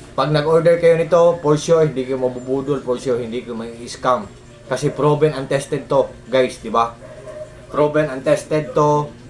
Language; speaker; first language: Filipino; non-native, local second language; Cebuano